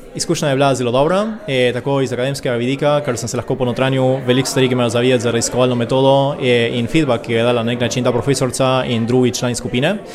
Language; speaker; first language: Slovenian; early bilingual, heritage; Slovenian